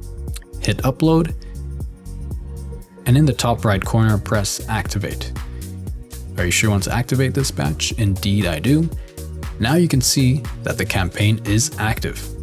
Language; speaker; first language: English; native; English